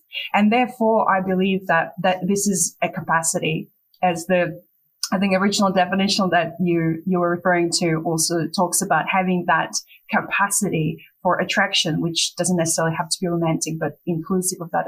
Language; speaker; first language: English; non-native, fluent; Russian